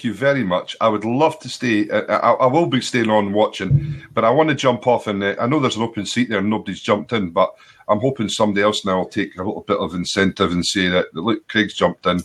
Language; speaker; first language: English; native; English